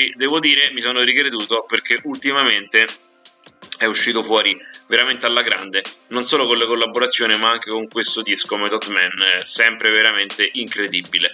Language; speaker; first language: Italian; native; Italian